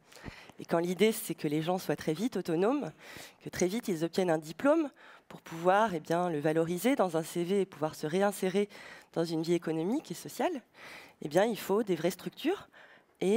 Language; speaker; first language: French; native; French